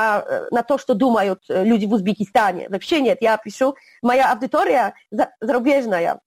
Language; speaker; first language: Russian; non-native, learner; Polish